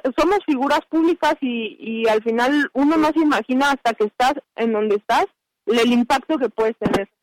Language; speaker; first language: Spanish; native; Spanish